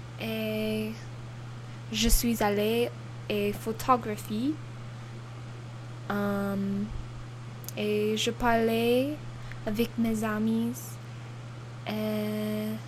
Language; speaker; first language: French; non-native, learner; English